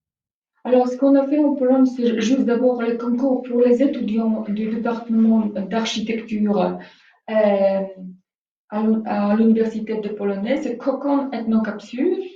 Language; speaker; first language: French; non-native, fluent; Polish